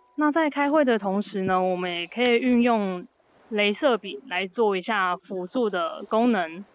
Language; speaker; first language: Chinese; native; Chinese